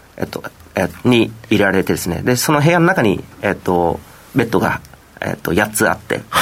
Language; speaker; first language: Japanese; non-native, fluent; Vietnamese